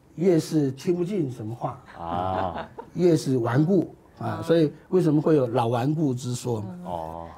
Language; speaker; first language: Chinese; native; Chinese